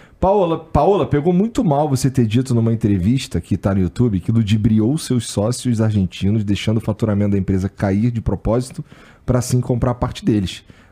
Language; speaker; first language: Portuguese; native; Portuguese